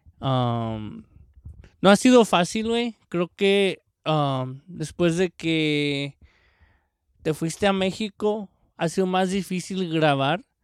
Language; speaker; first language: Spanish; early bilingual, heritage; Spanish